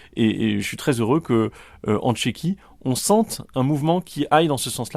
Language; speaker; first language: French; native; French